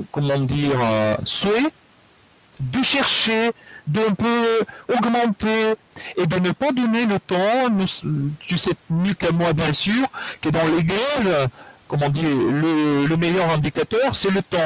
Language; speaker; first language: French; non-native, fluent; Bulgarian